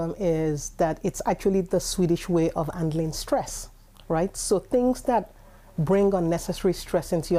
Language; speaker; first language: English; non-native, local second language; Yoruba